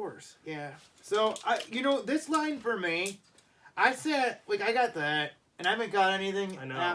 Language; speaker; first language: English; native; English